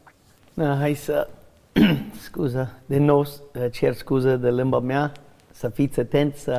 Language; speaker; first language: Romanian; non-native, learner; English